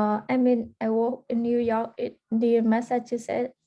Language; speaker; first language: English; early bilingual, heritage; Vietnamese